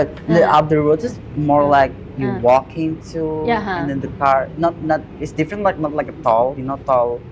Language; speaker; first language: English; non-native, learner; Indonesian